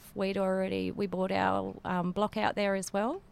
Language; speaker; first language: English; native; English